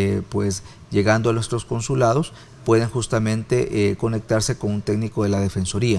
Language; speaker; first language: Spanish; native; Spanish